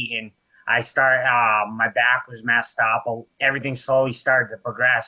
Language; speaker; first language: English; native; English